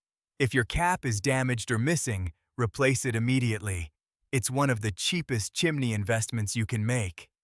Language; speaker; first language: English; native; English